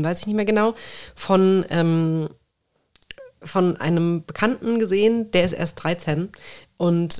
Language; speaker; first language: German; native; German